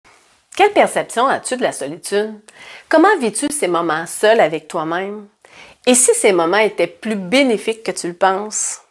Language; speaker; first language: French; native; French